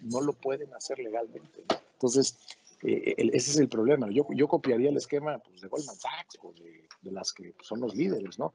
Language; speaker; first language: Spanish; native; Spanish